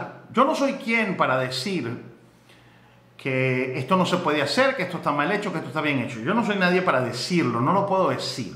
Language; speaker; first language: Spanish; native; Spanish